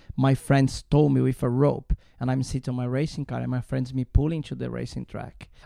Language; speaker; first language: English; non-native, learner; Portuguese